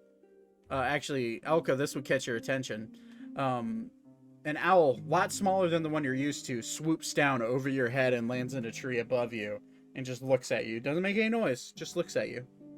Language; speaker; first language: English; native; English